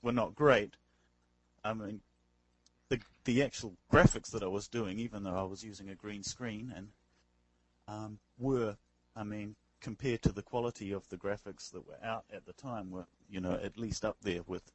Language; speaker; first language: English; native; English